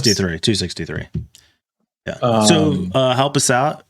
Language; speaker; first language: English; native; English